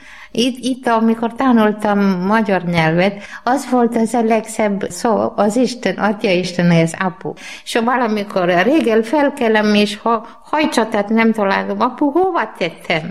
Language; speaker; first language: Hungarian; non-native, learner; Malayalam